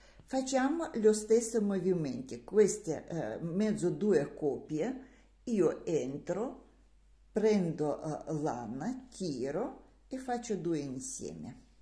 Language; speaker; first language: Italian; non-native, learner; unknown